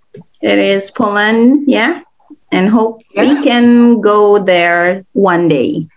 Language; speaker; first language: English; non-native, fluent; Indonesian